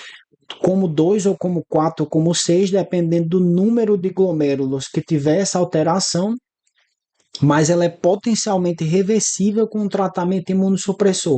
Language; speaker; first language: Portuguese; native; Portuguese